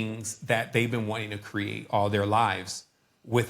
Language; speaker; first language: English; native; English